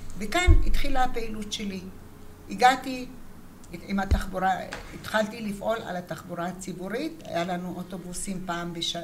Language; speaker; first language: Hebrew; early bilingual, other home language; Arabic